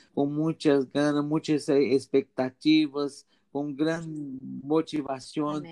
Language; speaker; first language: Spanish; non-native, learner; Portuguese